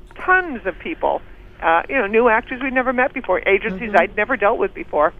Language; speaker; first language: English; native; English